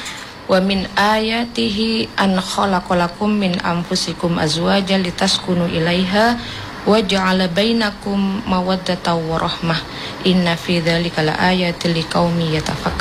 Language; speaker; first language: Indonesian; native; Indonesian